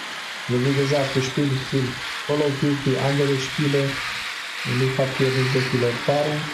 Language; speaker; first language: German; non-native, fluent; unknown